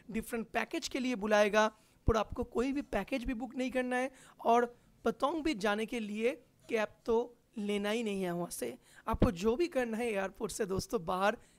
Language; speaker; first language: Hindi; non-native, local second language; Bangla